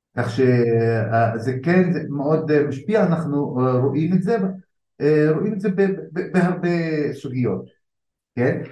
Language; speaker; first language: Hebrew; non-native, local second language; Arabic